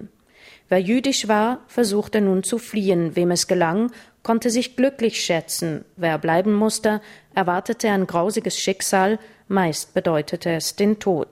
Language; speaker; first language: German; native; German